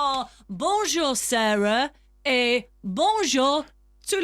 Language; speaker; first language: French; non-native, learner; English